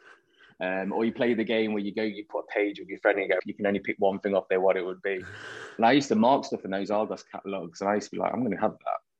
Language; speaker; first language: English; native; English